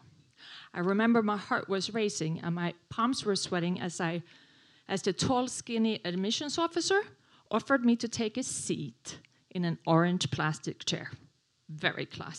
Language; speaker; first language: English; non-native, fluent; Swedish